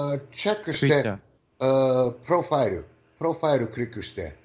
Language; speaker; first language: Japanese; non-native, learner; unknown